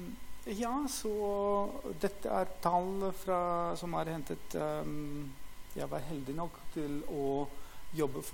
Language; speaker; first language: Norwegian; non-native, fluent; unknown